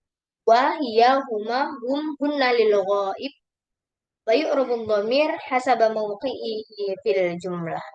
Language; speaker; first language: Arabic; non-native, learner; Indonesian